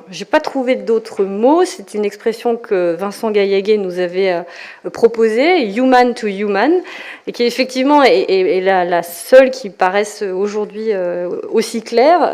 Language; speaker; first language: French; native; French